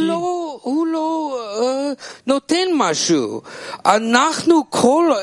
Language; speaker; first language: Hebrew; non-native, learner; Turkish